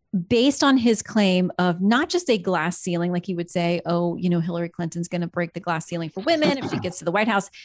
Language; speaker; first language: English; native; English